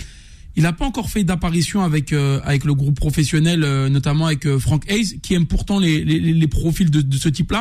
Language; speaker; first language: French; native; French